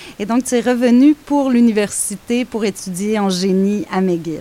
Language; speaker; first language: French; native; French